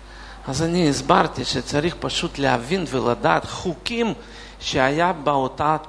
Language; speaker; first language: Hebrew; non-native, fluent; Russian